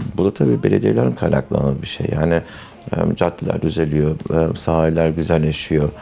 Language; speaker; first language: Turkish; early bilingual, heritage; Turkish